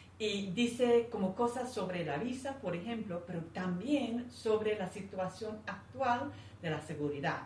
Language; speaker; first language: Spanish; non-native, fluent; English